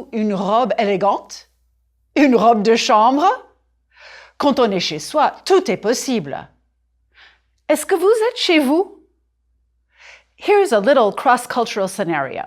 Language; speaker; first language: French; native; French